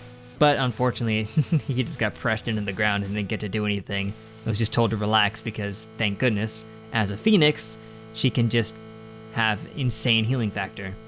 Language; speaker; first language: English; native; English